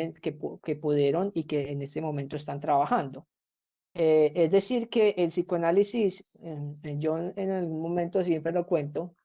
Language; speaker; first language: Spanish; native; Spanish